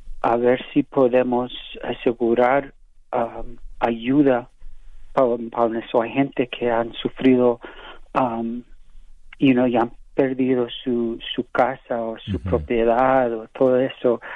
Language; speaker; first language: Spanish; early bilingual, heritage; English